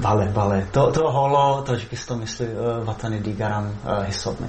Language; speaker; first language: Persian; non-native, fluent; Czech